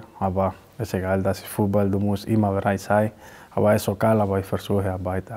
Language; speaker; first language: German; non-native, learner; Spanish